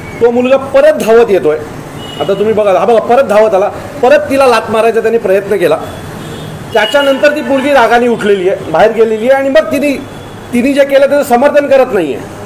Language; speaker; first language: Marathi; native; Marathi